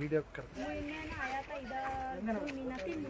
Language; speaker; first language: Hindi; non-native, learner; Rohingya